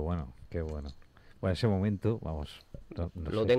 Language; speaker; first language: Spanish; native; Spanish